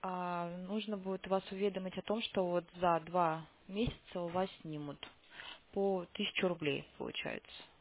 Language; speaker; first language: Russian; native; Russian